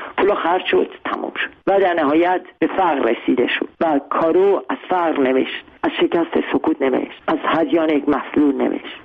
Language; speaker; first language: Persian; non-native, local second language; Armenian